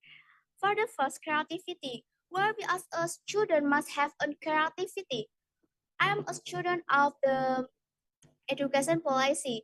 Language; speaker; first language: English; non-native, learner; Indonesian